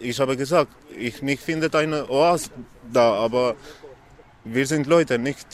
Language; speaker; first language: German; non-native, learner; Albanian